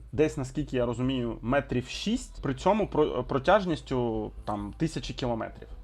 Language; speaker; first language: Ukrainian; non-native, local second language; Russian